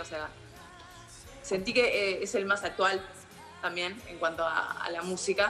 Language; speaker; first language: Spanish; native; Spanish